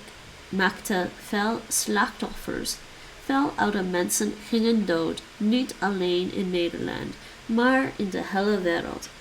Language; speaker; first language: Dutch; non-native, learner; English